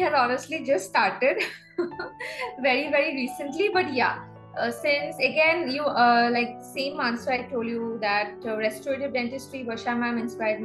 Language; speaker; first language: English; non-native, local second language; Assamese